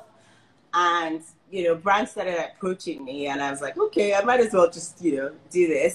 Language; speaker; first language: English; non-native, local second language; Igbo